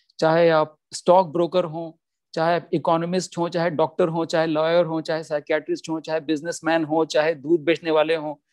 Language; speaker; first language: Hindi; native; Hindi